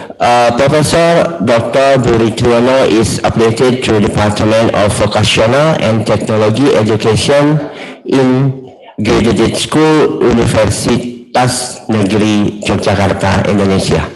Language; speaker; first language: English; non-native, learner; Indonesian